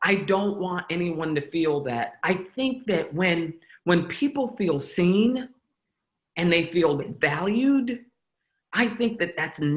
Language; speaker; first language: English; native; English